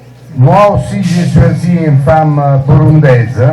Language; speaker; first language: French; non-native, learner; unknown